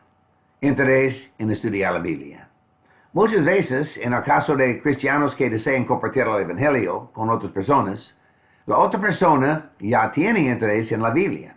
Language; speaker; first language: Spanish; non-native, fluent; English